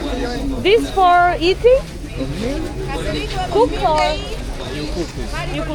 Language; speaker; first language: English; non-native, learner; Malayalam